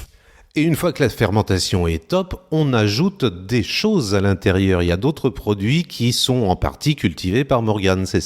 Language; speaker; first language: French; native; French